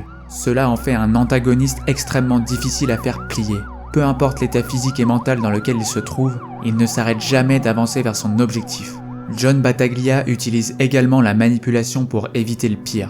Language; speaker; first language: French; native; French